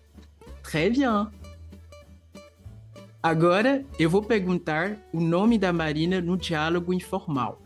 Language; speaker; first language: Portuguese; non-native, fluent; French